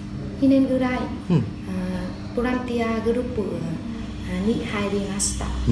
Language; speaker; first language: Japanese; non-native, learner; Vietnamese